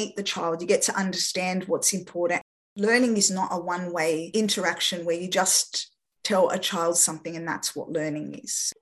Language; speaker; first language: English; non-native, local second language; French